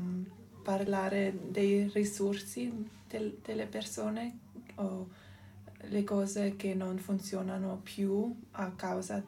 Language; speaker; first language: Italian; non-native, local second language; German